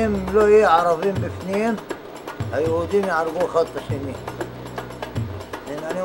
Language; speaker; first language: Hebrew; non-native, local second language; Arabic